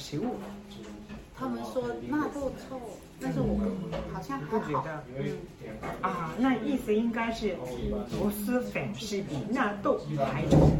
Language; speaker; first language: Chinese; non-native, fluent; Japanese